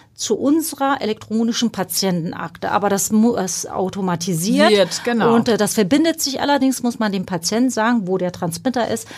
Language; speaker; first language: German; non-native, fluent; Turkish